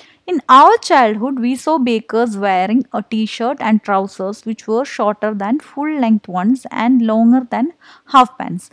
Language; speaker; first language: English; non-native, local second language; Malayalam